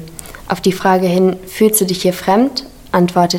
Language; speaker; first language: German; native; German